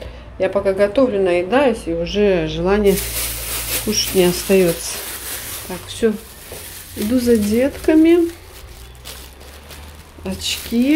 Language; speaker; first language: Russian; native; Russian